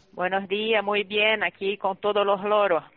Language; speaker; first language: Spanish; non-native, fluent; Portuguese